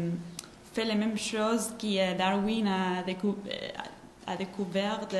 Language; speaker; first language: French; non-native, fluent; Spanish